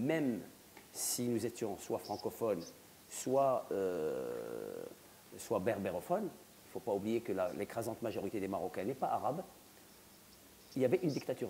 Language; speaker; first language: French; non-native, local second language; Arabic